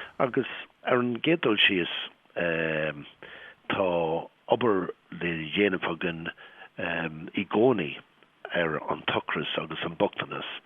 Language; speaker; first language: Irish; non-native, local second language; English